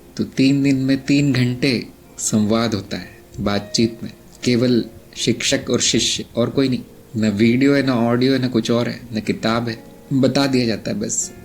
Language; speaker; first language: Hindi; non-native, local second language; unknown